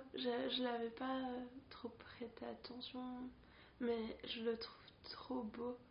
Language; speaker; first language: French; non-native, fluent; Spanish